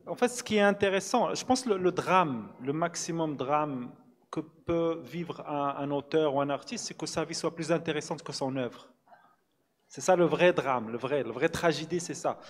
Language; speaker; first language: French; non-native, local second language; Arabic